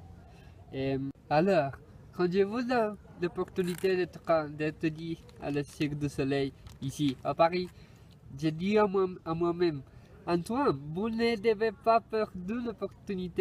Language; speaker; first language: French; non-native, learner; Spanish